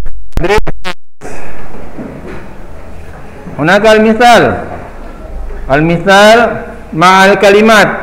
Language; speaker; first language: Arabic; non-native, fluent; Indonesian